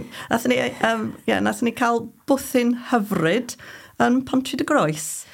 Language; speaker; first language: Welsh; non-native, fluent; English